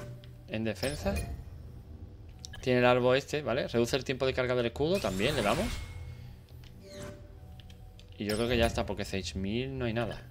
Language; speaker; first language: Spanish; native; Spanish